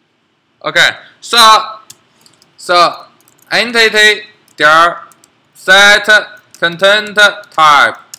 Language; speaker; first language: English; non-native, learner; Chinese